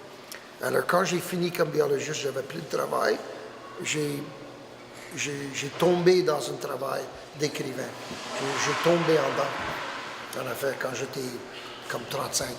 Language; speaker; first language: French; non-native, local second language; English